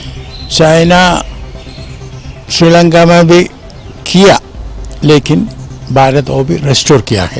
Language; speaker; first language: Hindi; non-native, local second language; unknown